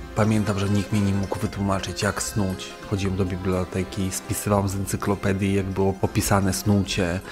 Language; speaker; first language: Polish; early bilingual, heritage; Polish